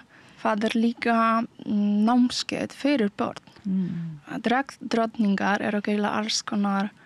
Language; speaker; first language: Icelandic; non-native, learner; Polish